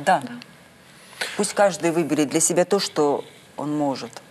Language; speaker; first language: Russian; native; Russian